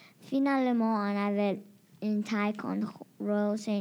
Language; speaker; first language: French; non-native, learner; English